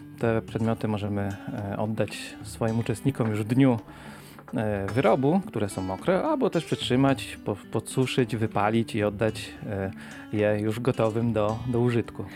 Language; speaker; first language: Polish; native; Polish